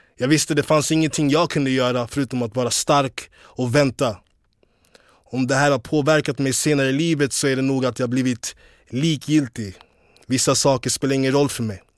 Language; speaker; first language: Swedish; early bilingual, other home language; English